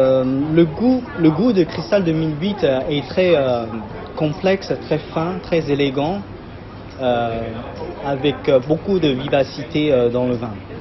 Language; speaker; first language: French; non-native, fluent; Cantonese